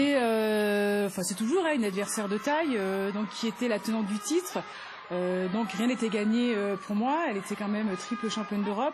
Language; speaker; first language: French; native; French